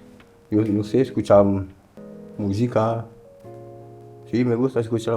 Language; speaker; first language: Spanish; non-native, learner; French